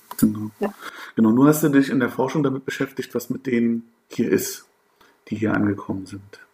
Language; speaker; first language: German; native; German